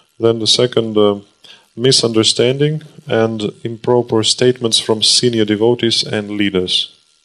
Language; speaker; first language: English; non-native, fluent; Russian